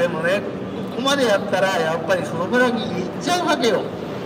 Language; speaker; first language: Japanese; native; Japanese